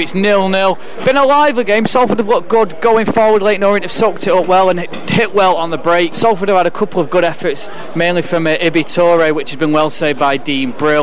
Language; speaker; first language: English; native; English